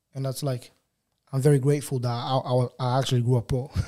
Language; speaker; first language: English; non-native, fluent; Portuguese